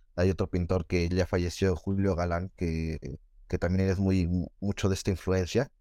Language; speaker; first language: Spanish; native; Spanish